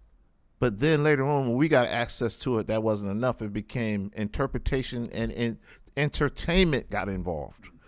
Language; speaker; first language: English; native; English